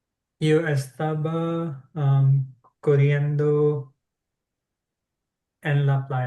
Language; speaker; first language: Spanish; non-native, learner; English